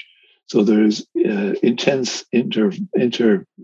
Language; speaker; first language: English; native; English